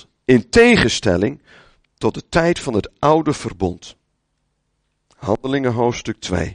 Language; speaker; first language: Dutch; native; Dutch